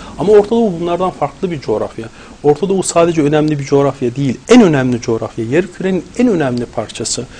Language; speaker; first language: Turkish; native; Turkish